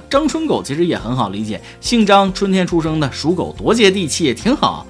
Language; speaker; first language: Chinese; native; Chinese